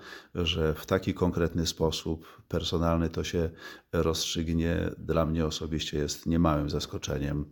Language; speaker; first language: Polish; native; Polish